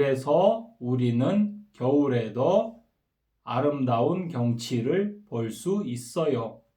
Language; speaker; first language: Korean; non-native, fluent; Kyrgyz